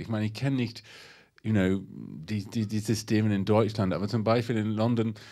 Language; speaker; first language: German; non-native, fluent; English